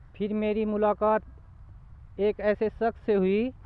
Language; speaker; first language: Hindi; native; Hindi